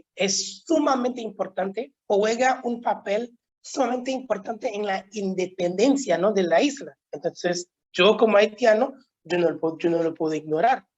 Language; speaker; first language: Spanish; non-native, local second language; Haitian Creole